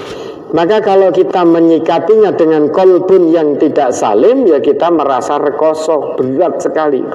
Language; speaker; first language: Indonesian; non-native, local second language; Javanese